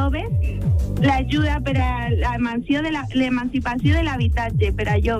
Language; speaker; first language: Catalan; non-native, local second language; Spanish